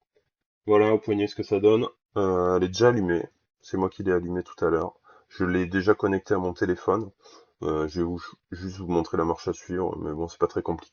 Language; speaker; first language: French; native; French